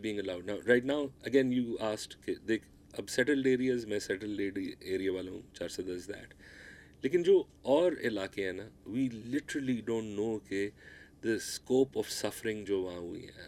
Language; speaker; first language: English; non-native, local second language; Pashto